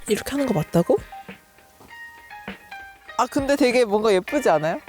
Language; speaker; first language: Korean; native; Korean